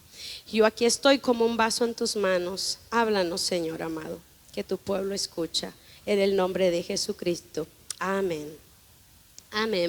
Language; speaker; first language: Spanish; native; Spanish